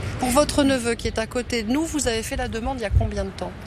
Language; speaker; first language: French; native; French